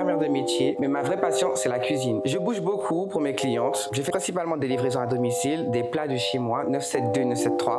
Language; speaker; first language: French; native; French